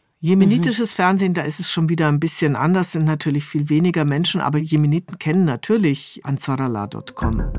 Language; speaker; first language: German; native; German